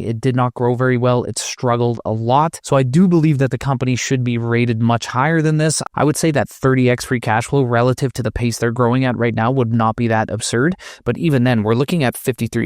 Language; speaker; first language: English; native; English